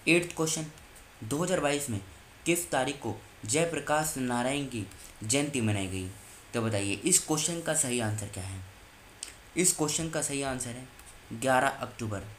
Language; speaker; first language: Hindi; native; Hindi